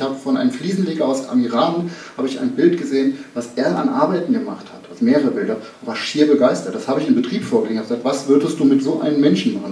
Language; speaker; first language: German; native; German